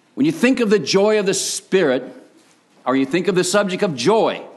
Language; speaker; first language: English; native; English